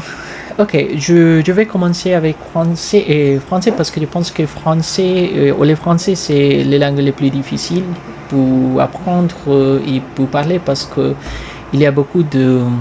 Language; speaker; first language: French; non-native, learner; Portuguese